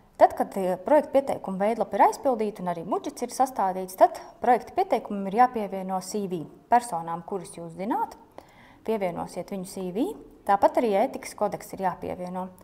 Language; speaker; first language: Latvian; native; Latvian